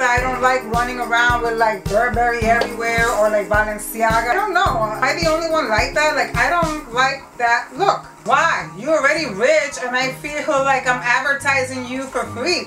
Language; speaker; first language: English; early bilingual, other home language; Spanish